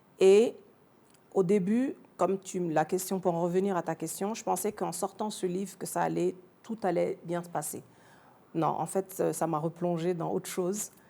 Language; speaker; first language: French; early bilingual, other home language; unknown